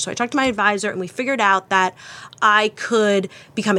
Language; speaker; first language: English; native; English